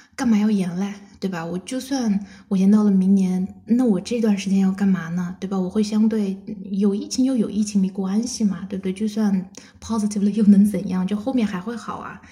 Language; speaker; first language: Chinese; non-native, local second language; Kazakh